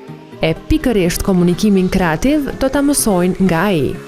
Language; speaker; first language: Albanian; native; Albanian